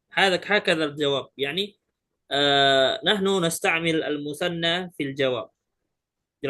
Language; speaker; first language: Arabic; non-native, fluent; Indonesian